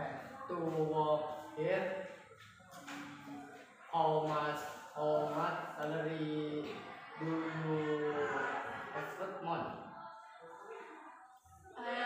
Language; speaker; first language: English; non-native, learner; Indonesian